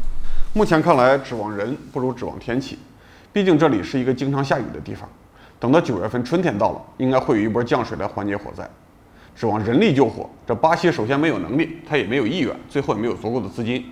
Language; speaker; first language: Chinese; native; Chinese